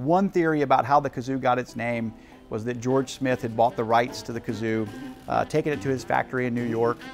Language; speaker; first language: English; native; English